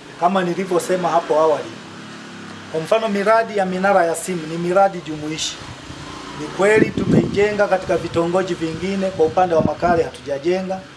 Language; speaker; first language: Swahili; native; Swahili